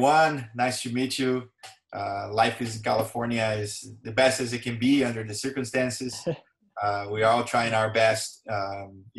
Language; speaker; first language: English; non-native, fluent; Portuguese